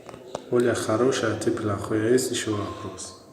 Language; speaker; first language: Russian; non-native, learner; Tajik